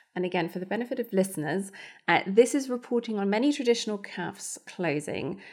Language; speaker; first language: English; non-native, fluent; German